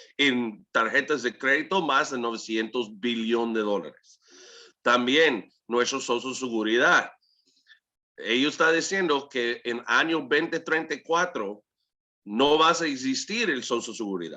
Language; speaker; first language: Spanish; early bilingual, heritage; English